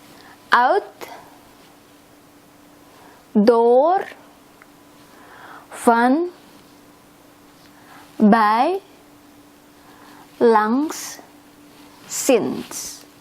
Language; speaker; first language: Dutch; non-native, learner; Indonesian